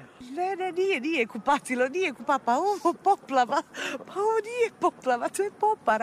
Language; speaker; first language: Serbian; non-native, fluent; Italian